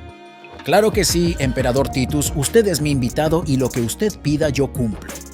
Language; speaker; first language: Spanish; native; Spanish